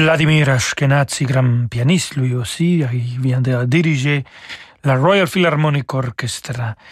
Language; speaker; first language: French; non-native, fluent; Spanish